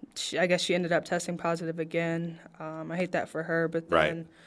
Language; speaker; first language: English; native; English